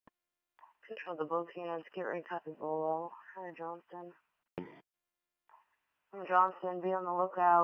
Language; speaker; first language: English; native; English